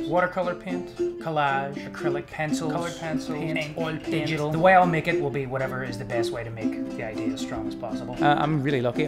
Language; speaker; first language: English; native; English